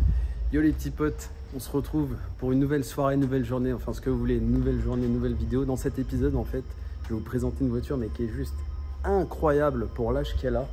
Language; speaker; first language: French; native; French